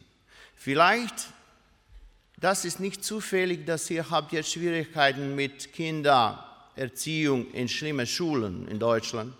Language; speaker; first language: German; non-native, learner; Croatian